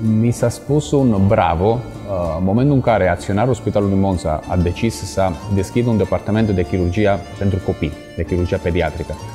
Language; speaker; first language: Romanian; non-native, fluent; Italian